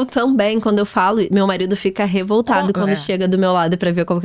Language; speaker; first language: Portuguese; native; Portuguese